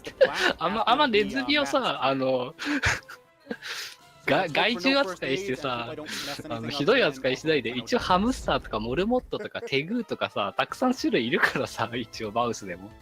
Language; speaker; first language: Japanese; native; Japanese